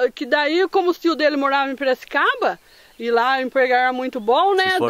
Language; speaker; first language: Portuguese; native; Portuguese